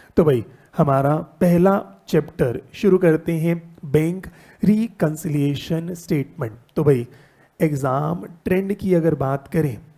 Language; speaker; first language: Hindi; native; Hindi